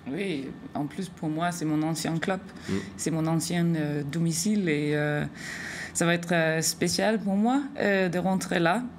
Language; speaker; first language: French; non-native, fluent; Danish